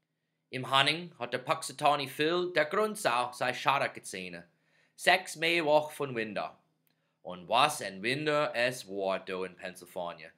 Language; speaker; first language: German; non-native, fluent; English